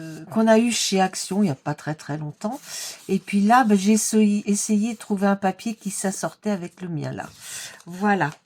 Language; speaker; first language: French; native; French